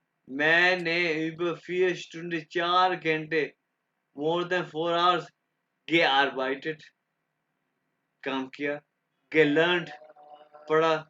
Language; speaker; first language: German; non-native, learner; Urdu